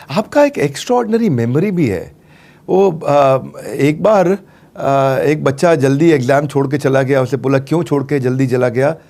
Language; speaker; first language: Hindi; native; Hindi